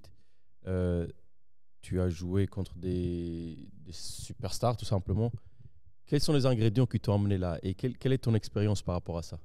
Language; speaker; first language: French; native; French